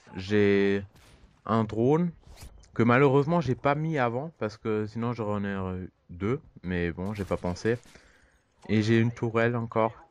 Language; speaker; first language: French; non-native, fluent; German